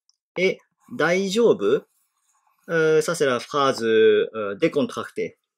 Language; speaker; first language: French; non-native, fluent; Japanese